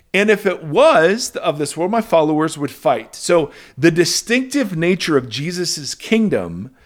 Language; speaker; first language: English; native; English